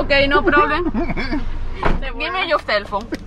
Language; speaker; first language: English; non-native, learner; Spanish